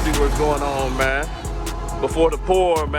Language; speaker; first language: English; native; English